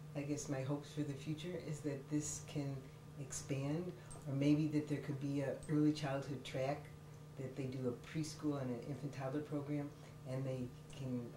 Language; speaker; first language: English; native; English